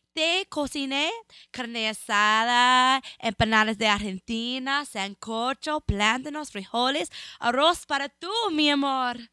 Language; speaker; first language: Spanish; early bilingual, heritage; Spanish